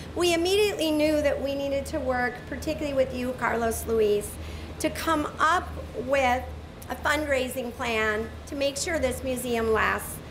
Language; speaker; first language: English; native; English